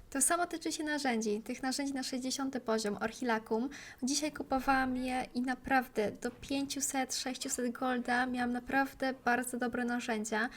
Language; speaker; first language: Polish; native; Polish